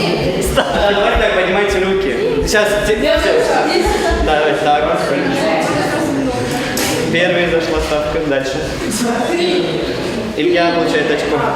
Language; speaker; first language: Russian; native; Russian